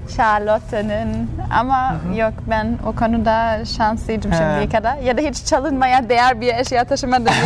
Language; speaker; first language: Turkish; non-native, fluent; German